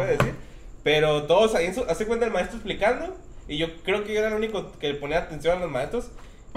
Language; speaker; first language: Spanish; native; Spanish